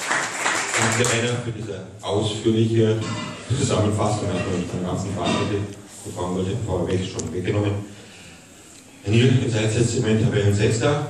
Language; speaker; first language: German; native; German